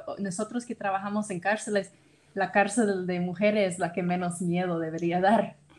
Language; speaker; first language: Spanish; non-native, fluent; English